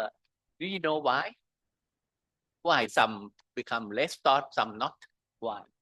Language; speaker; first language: English; non-native, learner; Thai